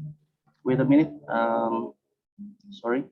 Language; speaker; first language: English; non-native, learner; Indonesian